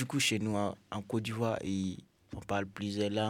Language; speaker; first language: French; non-native, local second language; Dyula